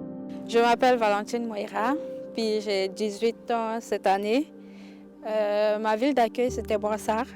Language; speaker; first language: French; native; French